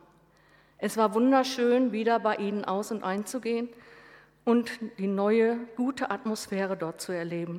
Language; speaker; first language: German; native; German